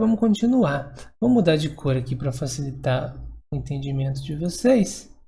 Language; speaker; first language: Portuguese; native; Portuguese